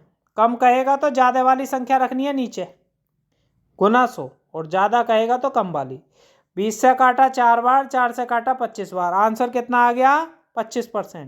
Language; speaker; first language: Hindi; native; Hindi